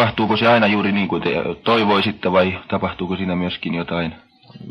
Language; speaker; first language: Finnish; native; Finnish